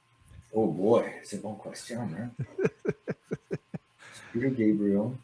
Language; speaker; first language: French; non-native, learner; English